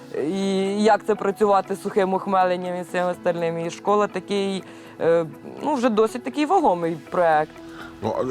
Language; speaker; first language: Ukrainian; native; Ukrainian